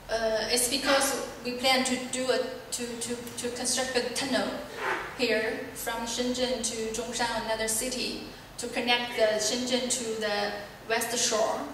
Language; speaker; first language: English; non-native, learner; Chinese